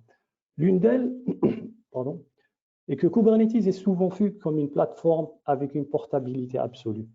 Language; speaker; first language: French; native; French